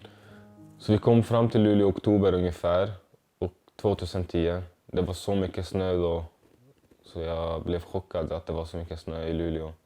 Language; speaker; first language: Swedish; non-native, fluent; Arabic